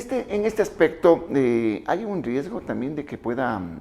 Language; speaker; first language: Spanish; native; Spanish